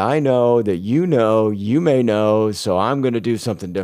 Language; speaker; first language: English; native; English